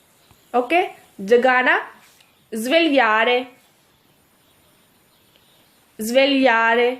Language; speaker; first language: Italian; non-native, fluent; Urdu